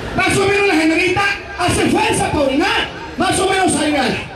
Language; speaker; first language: Spanish; native; Spanish